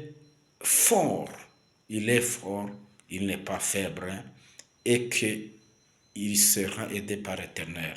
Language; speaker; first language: French; non-native, local second language; Kinyarwanda